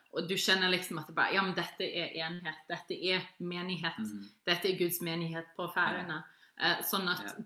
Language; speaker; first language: Norwegian; non-native, fluent; Faroese